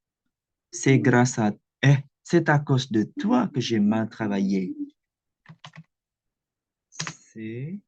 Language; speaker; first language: French; non-native, fluent; Indonesian